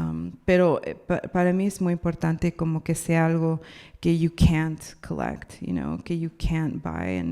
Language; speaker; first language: Spanish; non-native, learner; English